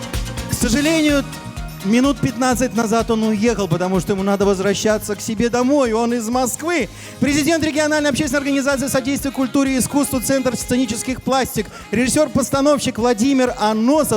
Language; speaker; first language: Russian; native; Russian